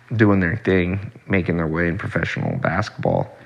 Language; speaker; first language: English; native; English